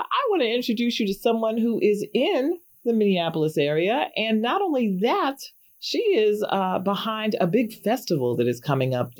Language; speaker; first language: English; native; English